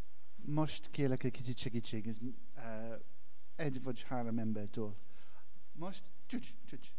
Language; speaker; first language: Hungarian; non-native, learner; English